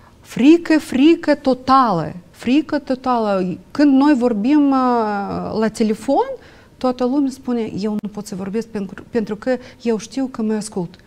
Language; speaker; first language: Romanian; non-native, local second language; Russian